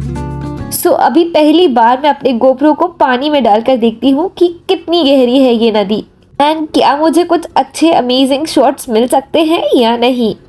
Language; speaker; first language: Hindi; native; Hindi